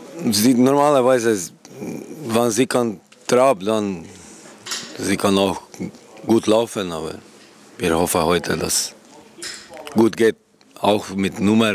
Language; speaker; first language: German; non-native, learner; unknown